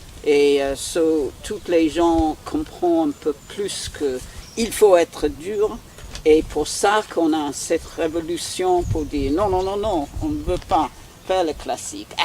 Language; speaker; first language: French; non-native, fluent; English